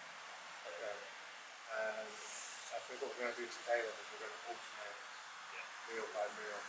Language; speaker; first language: English; native; English